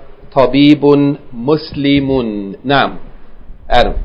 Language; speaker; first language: Arabic; non-native, fluent; English